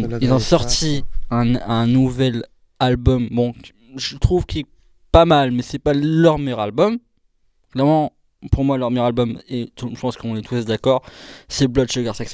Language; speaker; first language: French; native; French